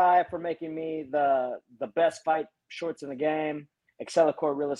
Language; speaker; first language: English; native; English